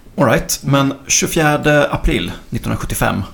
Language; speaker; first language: Swedish; native; Swedish